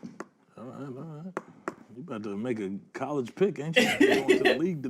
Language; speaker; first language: English; native; English